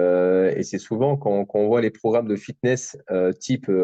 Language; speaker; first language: French; native; French